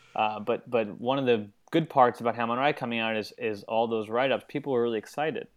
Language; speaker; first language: English; native; English